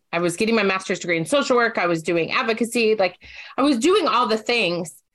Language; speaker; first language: English; native; English